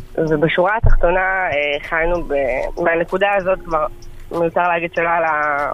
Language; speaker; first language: Hebrew; native; Hebrew